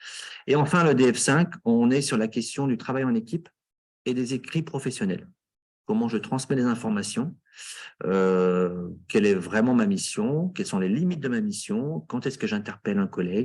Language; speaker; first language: French; native; French